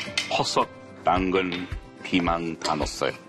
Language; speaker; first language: Korean; non-native, fluent; English